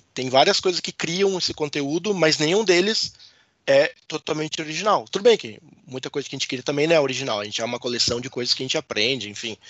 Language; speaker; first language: Portuguese; native; Portuguese